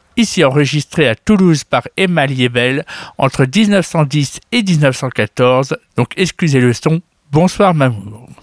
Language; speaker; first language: French; native; French